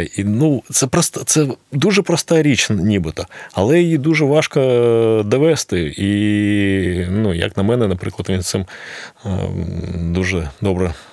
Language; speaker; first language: Ukrainian; non-native, local second language; Russian